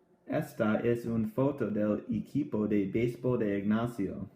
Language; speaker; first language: Spanish; non-native, fluent; English